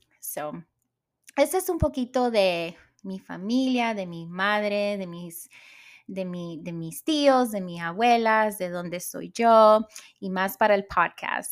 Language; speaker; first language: Spanish; early bilingual, heritage; Spanish